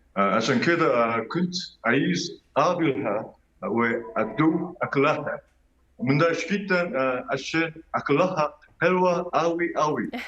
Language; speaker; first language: Egyptian Arabic; non-native, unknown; Korean